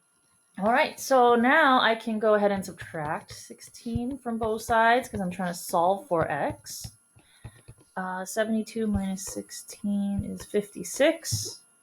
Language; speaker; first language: English; native; English